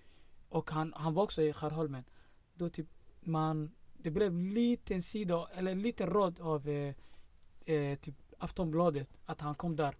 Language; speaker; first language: Swedish; non-native, fluent; Somali